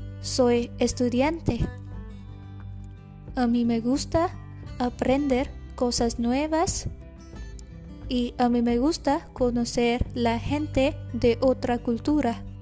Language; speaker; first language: Spanish; non-native, learner; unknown